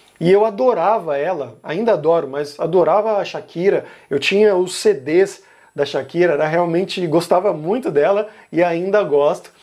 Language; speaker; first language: Portuguese; native; Portuguese